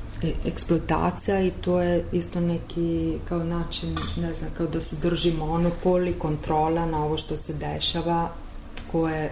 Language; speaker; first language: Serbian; non-native, learner; Italian